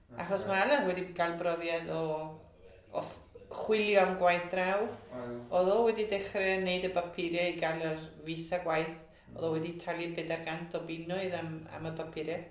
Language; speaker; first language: Welsh; early bilingual, heritage; Welsh